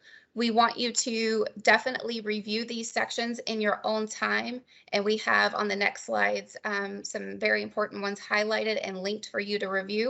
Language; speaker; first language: English; native; English